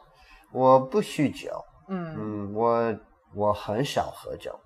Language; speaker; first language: Chinese; non-native, learner; English